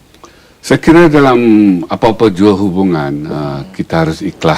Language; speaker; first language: Malay; native; Malay